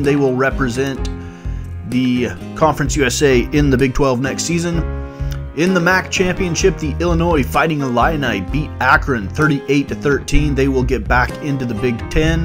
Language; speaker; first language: English; native; English